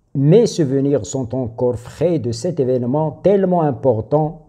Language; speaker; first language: French; non-native, local second language; Arabic